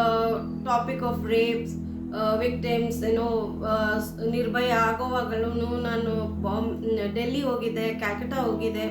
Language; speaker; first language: Kannada; non-native, local second language; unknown